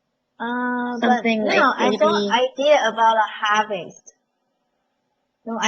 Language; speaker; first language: English; non-native, learner; Chinese